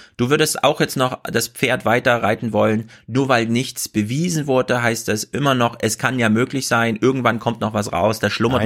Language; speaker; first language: German; native; German